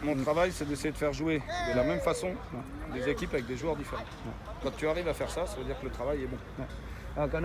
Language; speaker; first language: French; native; French